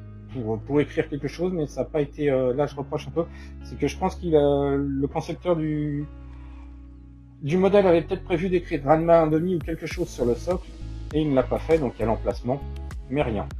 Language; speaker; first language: French; native; French